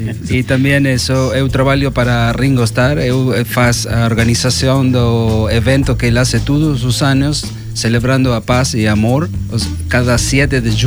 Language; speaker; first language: Portuguese; non-native, learner; Spanish